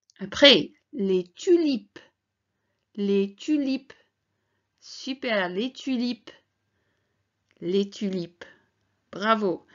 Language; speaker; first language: French; non-native, fluent; English